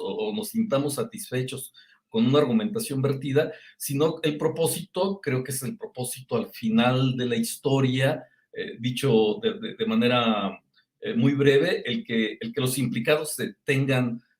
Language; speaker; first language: Spanish; native; Spanish